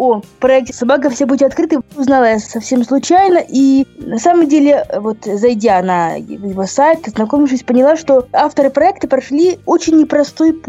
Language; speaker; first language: Russian; native; Russian